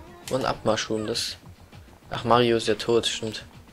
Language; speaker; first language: German; native; German